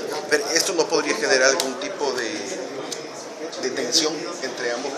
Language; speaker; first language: Spanish; native; Spanish